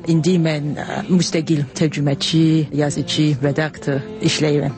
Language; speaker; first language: Azerbaijani; non-native, learner; English